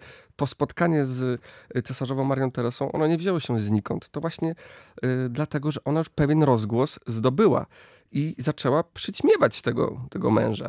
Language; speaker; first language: Polish; native; Polish